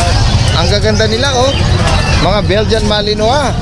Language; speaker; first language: Filipino; native; Filipino